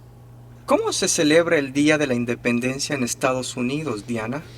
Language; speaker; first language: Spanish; non-native, fluent; English